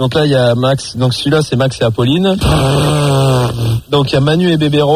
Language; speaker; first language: French; native; French